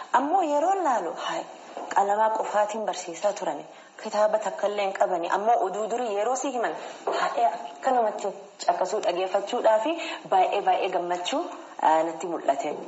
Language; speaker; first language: Oromo; early bilingual, heritage; Oromo